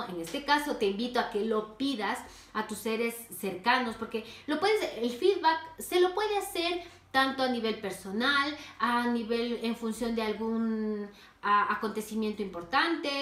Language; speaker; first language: Spanish; native; Spanish